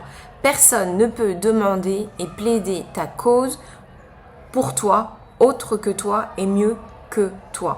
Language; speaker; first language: French; native; French